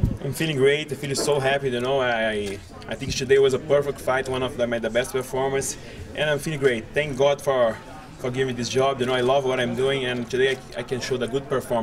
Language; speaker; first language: English; non-native, learner; Portuguese